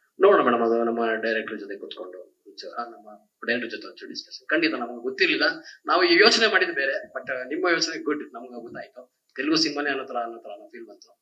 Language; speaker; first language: Kannada; native; Kannada